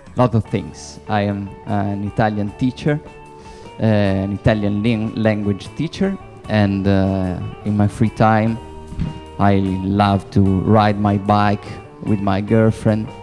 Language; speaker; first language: English; non-native, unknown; Italian